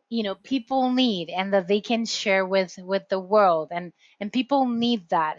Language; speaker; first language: English; non-native, fluent; Spanish